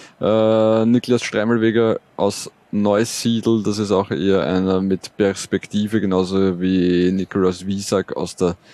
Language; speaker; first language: German; native; German